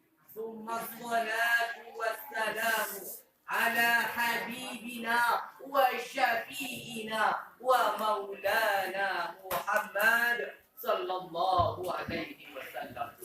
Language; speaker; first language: Arabic; non-native, learner; Indonesian